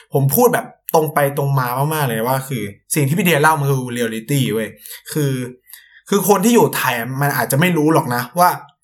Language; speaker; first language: Thai; native; Thai